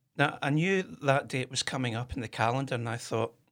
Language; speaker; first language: English; native; English